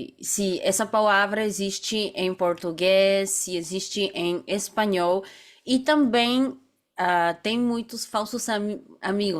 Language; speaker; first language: Portuguese; non-native, fluent; Bulgarian